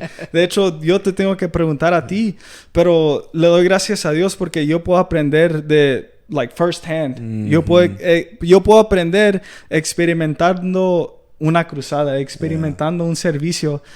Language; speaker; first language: Spanish; early bilingual, heritage; Spanish